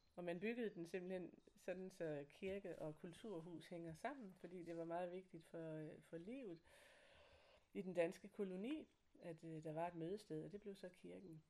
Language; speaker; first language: Danish; native; Danish